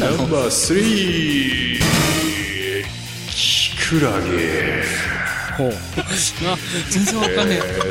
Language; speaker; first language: Japanese; native; Japanese